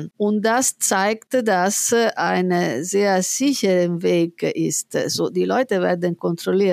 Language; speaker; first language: German; non-native, fluent; Italian